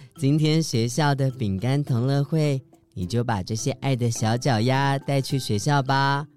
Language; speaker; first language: Chinese; native; Chinese